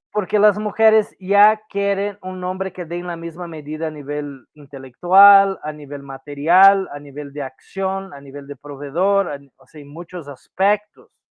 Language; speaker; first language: Spanish; non-native, fluent; Portuguese